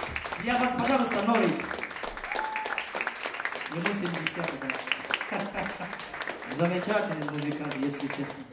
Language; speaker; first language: Russian; non-native, fluent; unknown